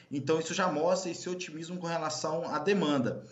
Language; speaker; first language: Portuguese; native; Portuguese